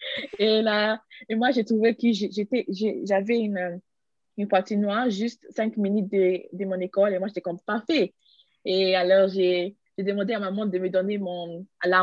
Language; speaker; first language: French; non-native, learner; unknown